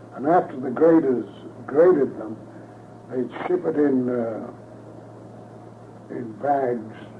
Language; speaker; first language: English; native; English